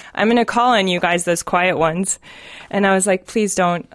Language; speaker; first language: English; native; English